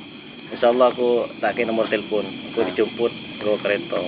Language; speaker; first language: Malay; non-native, local second language; Javanese